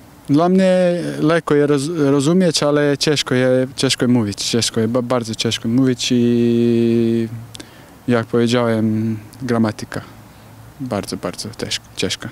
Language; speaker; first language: Polish; non-native, learner; Slovenian